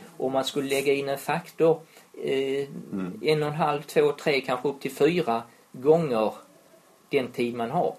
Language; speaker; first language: Swedish; native; Swedish